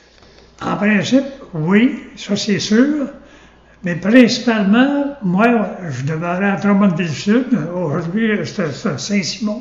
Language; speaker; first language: French; native; French